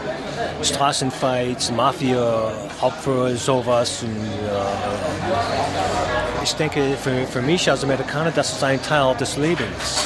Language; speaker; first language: German; non-native, fluent; English